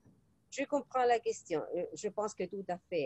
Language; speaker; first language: French; non-native, fluent; Spanish